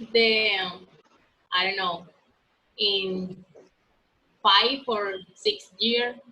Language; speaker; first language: English; non-native, learner; Spanish